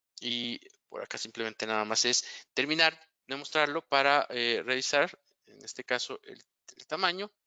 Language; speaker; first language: Spanish; native; Spanish